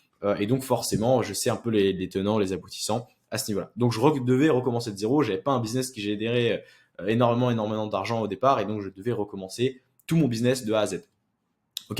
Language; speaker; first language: French; native; French